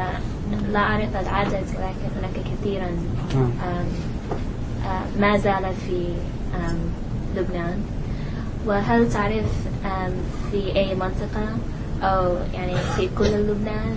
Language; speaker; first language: Arabic; non-native, learner; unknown